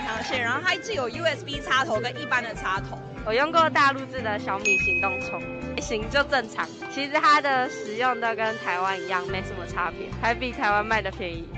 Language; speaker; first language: Chinese; native; Chinese